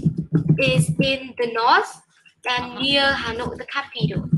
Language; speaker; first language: English; non-native, learner; Vietnamese